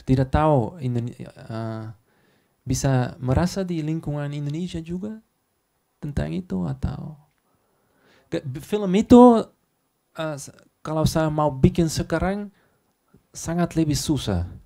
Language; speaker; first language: Indonesian; non-native, learner; Dutch